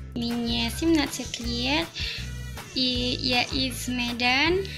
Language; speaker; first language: Russian; non-native, learner; Indonesian